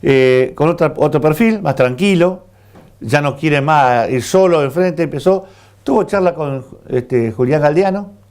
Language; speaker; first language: Spanish; native; Spanish